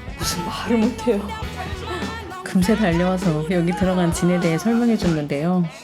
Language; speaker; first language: Korean; native; Korean